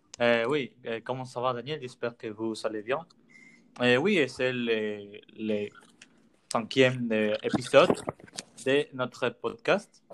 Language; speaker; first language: French; non-native, learner; Spanish